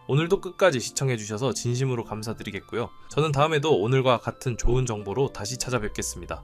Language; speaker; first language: Korean; native; Korean